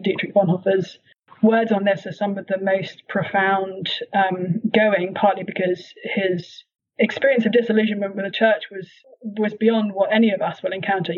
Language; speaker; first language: English; native; English